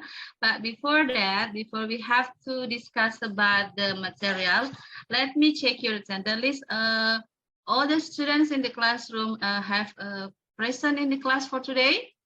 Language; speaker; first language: English; non-native, learner; Indonesian